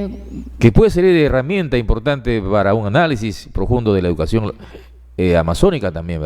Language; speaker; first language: Spanish; native; Spanish